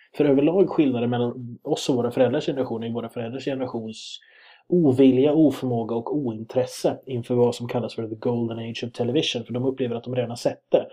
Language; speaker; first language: Swedish; native; Swedish